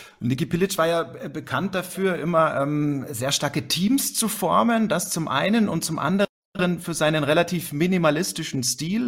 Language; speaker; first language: German; native; German